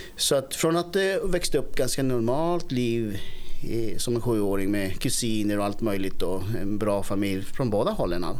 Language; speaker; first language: Swedish; early bilingual, other home language; Spanish